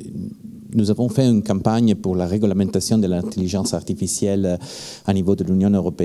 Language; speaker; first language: French; non-native, fluent; Italian